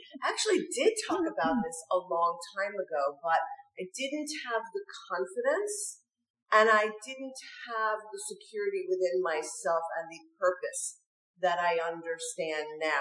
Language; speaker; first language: English; native; English